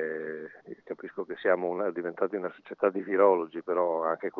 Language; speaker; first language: Italian; native; Italian